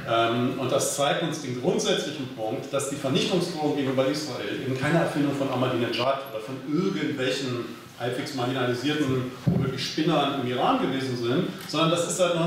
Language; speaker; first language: German; native; German